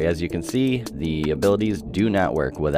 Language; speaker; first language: English; native; English